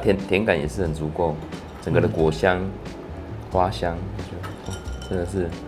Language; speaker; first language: Chinese; native; Chinese